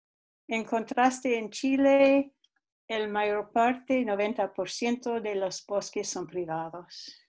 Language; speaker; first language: Spanish; non-native, fluent; English